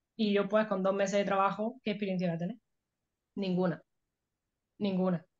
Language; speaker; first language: Spanish; native; Spanish